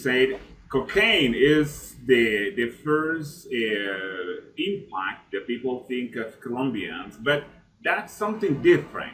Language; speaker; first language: English; non-native, fluent; Spanish